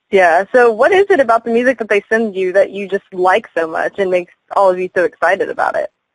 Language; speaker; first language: English; native; English